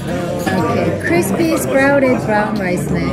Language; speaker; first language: Korean; native; Korean